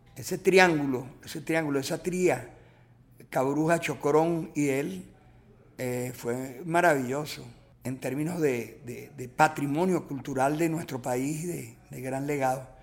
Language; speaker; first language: Spanish; native; Spanish